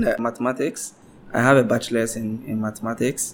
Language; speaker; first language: English; non-native, local second language; Ga